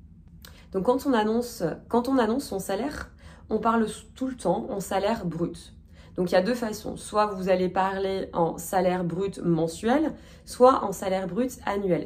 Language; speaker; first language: French; native; French